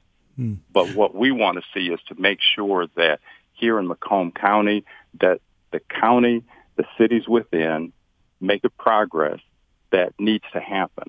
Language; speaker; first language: English; native; English